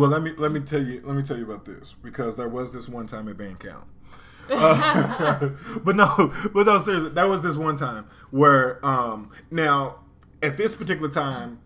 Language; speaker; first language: English; native; English